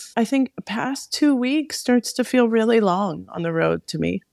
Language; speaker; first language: English; native; English